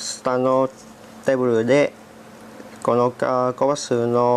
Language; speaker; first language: Japanese; non-native, learner; Vietnamese